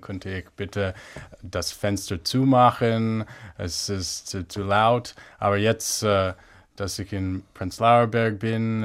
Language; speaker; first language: German; non-native, fluent; English